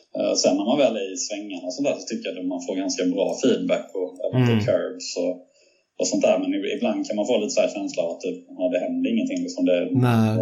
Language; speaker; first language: Swedish; native; Swedish